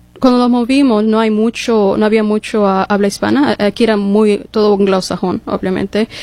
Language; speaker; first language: Spanish; early bilingual, heritage; English